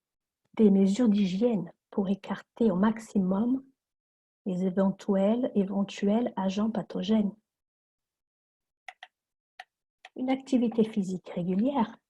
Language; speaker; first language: French; non-native, fluent; Portuguese